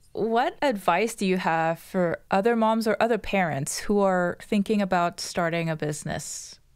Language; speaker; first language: English; non-native, local second language; Morisyen